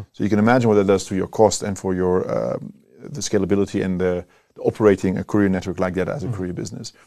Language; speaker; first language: English; non-native, fluent; Dutch